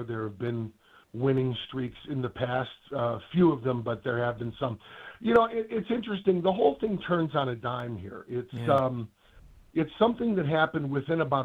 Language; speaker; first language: English; native; English